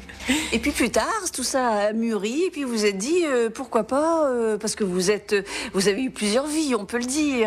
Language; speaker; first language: French; native; French